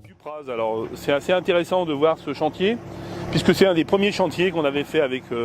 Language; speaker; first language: French; native; French